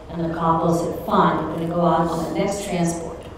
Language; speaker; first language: English; early bilingual, other home language; Czech